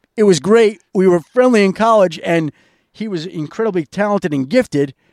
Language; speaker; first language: English; native; English